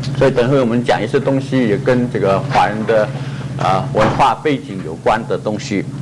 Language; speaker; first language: Chinese; non-native, local second language; Cantonese